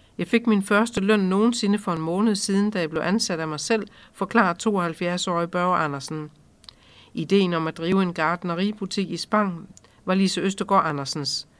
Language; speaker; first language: Danish; native; Danish